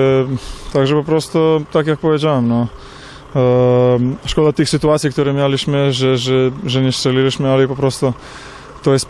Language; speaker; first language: Polish; non-native, fluent; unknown